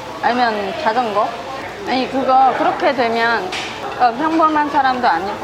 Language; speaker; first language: Korean; non-native, learner; Vietnamese